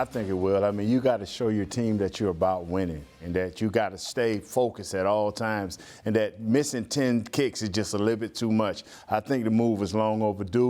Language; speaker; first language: English; native; English